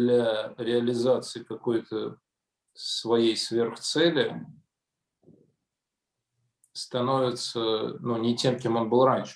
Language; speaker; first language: Russian; native; Russian